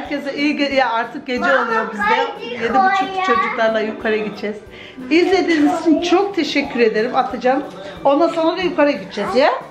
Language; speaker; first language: Turkish; early bilingual, heritage; Turkish